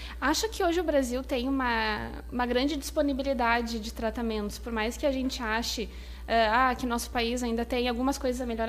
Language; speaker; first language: Portuguese; native; Portuguese